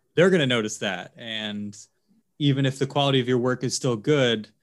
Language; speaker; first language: English; native; English